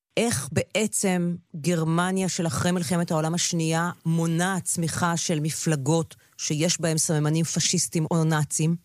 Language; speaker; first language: Hebrew; native; Hebrew